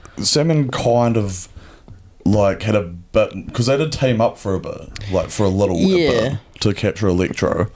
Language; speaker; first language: English; native; English